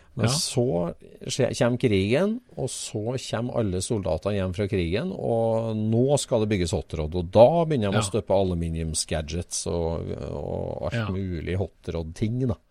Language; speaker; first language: Norwegian; native; Norwegian